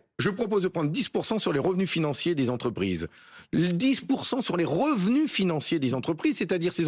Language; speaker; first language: French; native; French